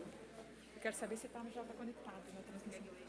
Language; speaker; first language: Portuguese; native; Portuguese